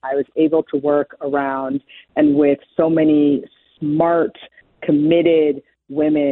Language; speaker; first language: English; native; English